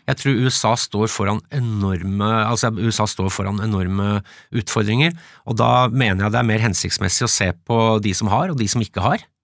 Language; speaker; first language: Norwegian; early bilingual, other home language; English